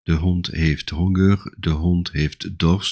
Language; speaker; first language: Dutch; non-native, fluent; French